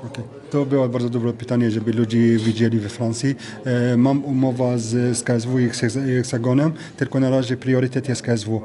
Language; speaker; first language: Polish; non-native, fluent; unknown